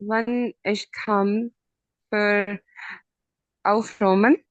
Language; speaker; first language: German; non-native, learner; Urdu